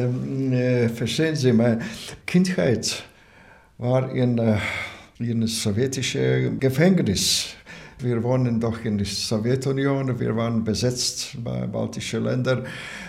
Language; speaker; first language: German; non-native, learner; Latvian